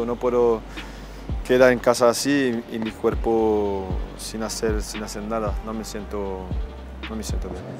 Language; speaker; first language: Spanish; non-native, fluent; French